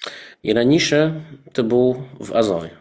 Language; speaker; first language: Ukrainian; non-native, fluent; Polish